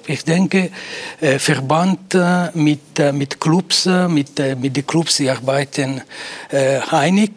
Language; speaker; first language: German; non-native, local second language; Italian